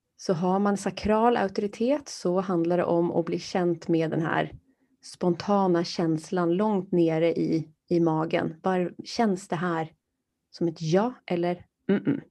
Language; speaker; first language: Swedish; native; Swedish